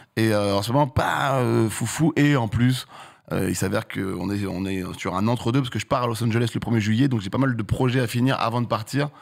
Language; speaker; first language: French; native; French